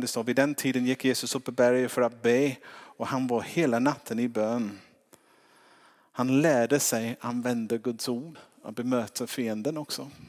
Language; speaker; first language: Swedish; non-native, fluent; English